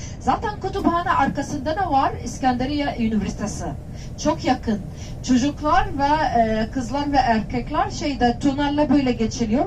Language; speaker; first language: Turkish; non-native, learner; Arabic